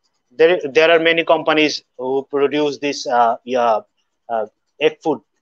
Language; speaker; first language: English; non-native, local second language; Bangla